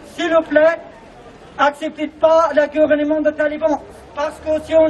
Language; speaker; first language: French; non-native, learner; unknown